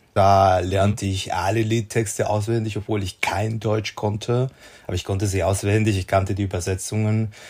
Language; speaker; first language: German; non-native, fluent; Spanish